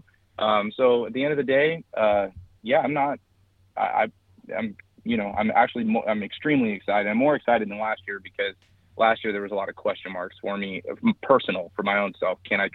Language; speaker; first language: English; native; English